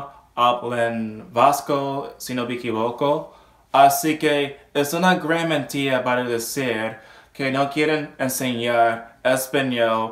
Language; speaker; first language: Spanish; non-native, learner; English